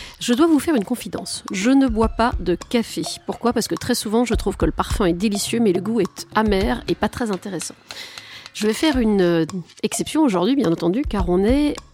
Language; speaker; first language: French; native; French